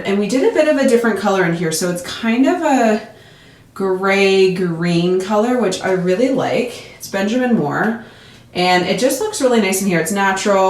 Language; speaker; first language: English; native; English